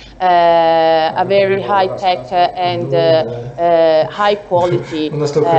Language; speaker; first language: English; non-native, learner; Italian